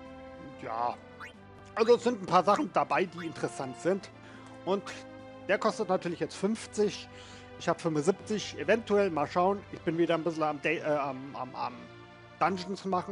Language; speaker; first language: German; native; German